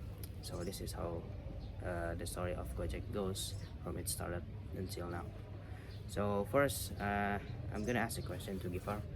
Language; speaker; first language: English; non-native, fluent; Indonesian